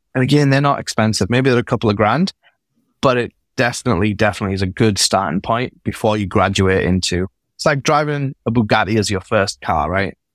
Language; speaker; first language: English; native; English